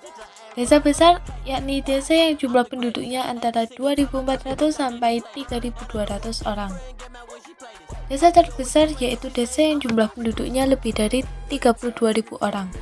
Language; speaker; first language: Indonesian; native; Indonesian